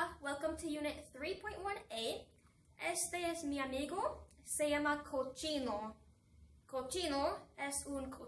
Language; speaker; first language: Spanish; non-native, fluent; English